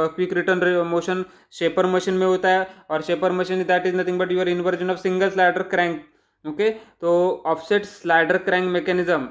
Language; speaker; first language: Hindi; non-native, local second language; Marathi